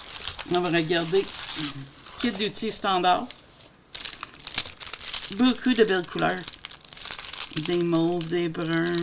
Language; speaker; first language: French; native; French